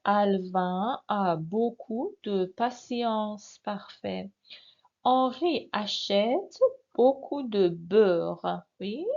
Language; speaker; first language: French; non-native, fluent; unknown